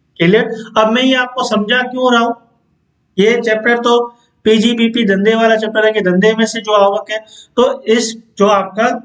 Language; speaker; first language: Hindi; non-native, local second language; Gujarati